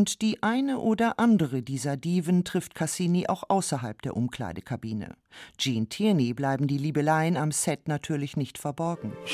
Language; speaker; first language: German; native; German